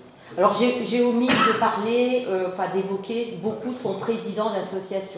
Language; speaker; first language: French; native; French